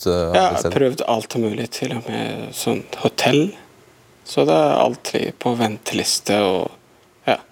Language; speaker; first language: Norwegian; non-native, fluent; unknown